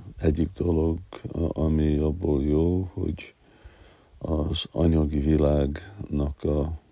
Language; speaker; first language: Hungarian; early bilingual, heritage; Hungarian